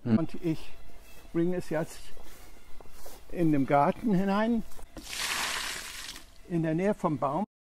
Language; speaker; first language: German; non-native, fluent; English